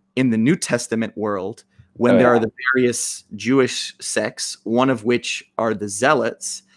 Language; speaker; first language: English; native; English